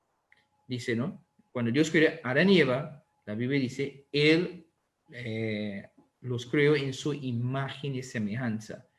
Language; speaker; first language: Spanish; non-native, learner; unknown